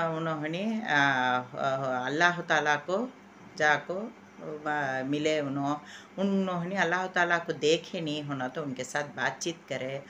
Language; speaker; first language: Hindi; non-native, local second language; Urdu